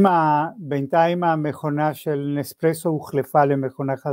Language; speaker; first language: Hebrew; non-native, fluent; Spanish